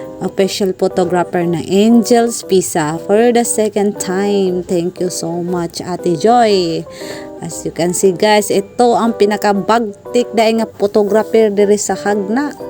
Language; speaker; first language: Filipino; non-native, local second language; Cebuano